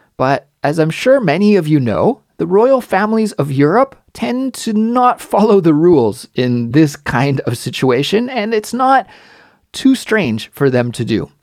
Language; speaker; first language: English; native; English